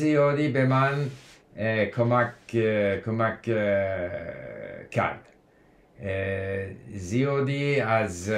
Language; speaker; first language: Persian; non-native, learner; English